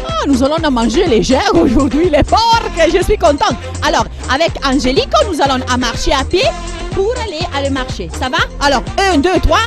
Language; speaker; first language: French; non-native, fluent; Italian